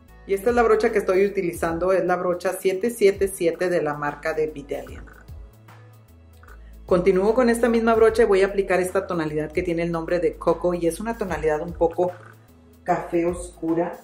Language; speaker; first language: Spanish; native; Spanish